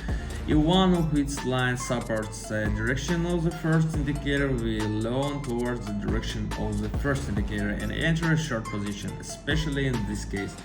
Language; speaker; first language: English; non-native, fluent; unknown